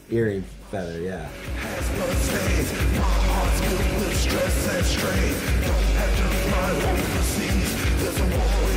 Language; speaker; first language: English; native; English